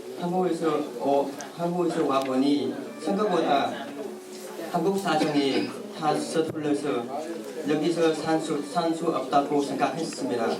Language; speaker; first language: Korean; non-native, learner; Vietnamese